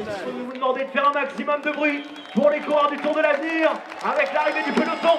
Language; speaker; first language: French; native; French